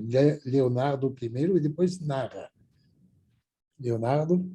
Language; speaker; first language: Portuguese; non-native, fluent; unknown